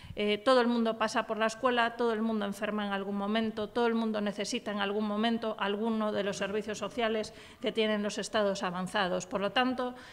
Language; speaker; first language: Spanish; native; Spanish